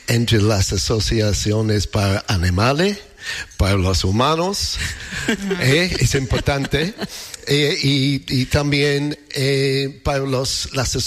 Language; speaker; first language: Spanish; non-native, learner; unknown